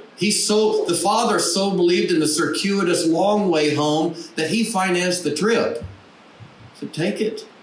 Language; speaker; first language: English; native; English